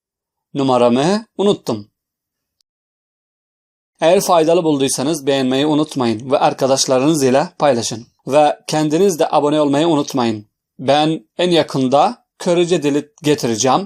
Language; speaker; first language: Turkish; non-native, fluent; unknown